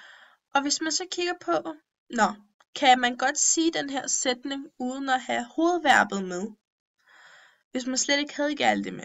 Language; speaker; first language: Danish; early bilingual, other home language; Turkish